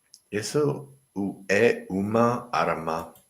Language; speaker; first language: Portuguese; non-native, learner; English